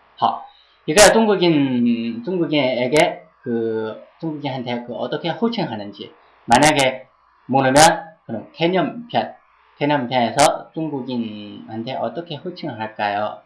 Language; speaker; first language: Korean; non-native, fluent; Chinese